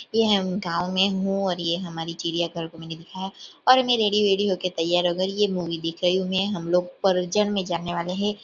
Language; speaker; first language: Hindi; non-native, local second language; Gujarati